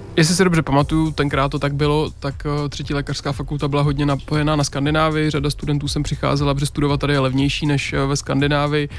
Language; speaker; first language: Czech; native; Czech